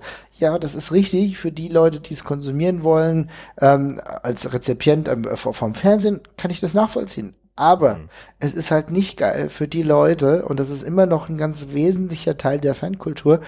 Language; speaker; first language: German; native; German